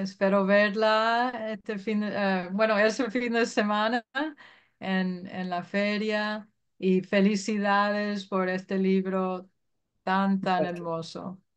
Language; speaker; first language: Spanish; early bilingual, heritage; Spanish